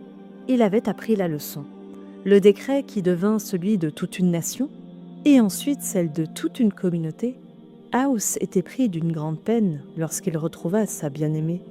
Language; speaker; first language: French; native; French